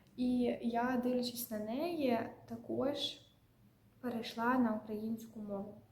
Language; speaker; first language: Ukrainian; non-native, local second language; Russian